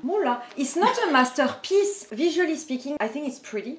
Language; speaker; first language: English; non-native, fluent; French